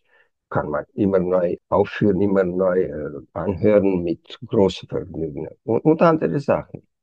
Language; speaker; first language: German; non-native, fluent; Romanian